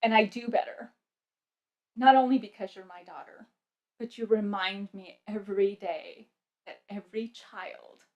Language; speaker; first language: English; early bilingual, other home language; Punjabi